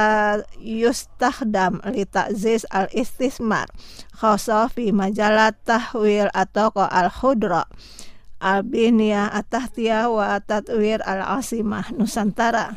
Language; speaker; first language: Arabic; non-native, fluent; Indonesian